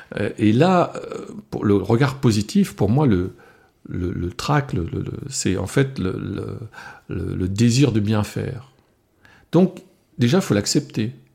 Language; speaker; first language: French; non-native, local second language; Swiss German